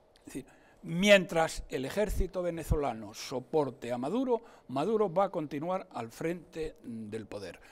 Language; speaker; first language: Spanish; native; Spanish